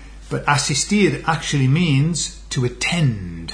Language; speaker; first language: English; native; English